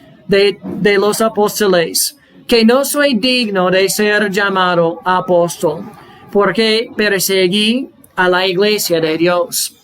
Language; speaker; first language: Spanish; non-native, fluent; English